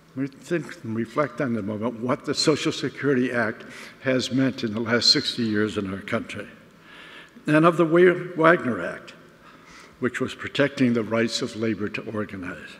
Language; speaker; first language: English; native; English